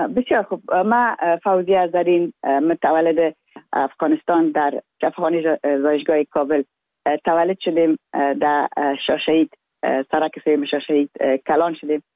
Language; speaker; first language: Persian; native; Persian